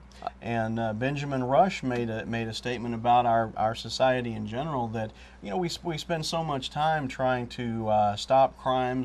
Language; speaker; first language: English; native; English